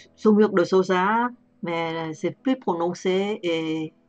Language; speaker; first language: French; non-native, learner; Vietnamese